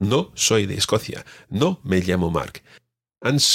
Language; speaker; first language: Spanish; non-native, fluent; English